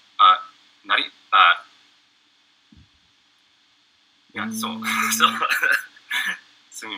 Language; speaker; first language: Japanese; non-native, learner; English